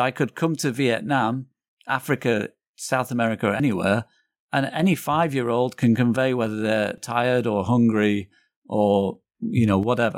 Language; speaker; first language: English; native; English